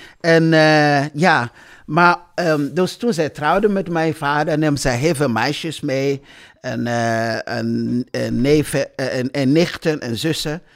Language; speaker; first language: Dutch; non-native, fluent; English